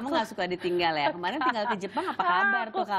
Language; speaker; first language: Indonesian; native; Indonesian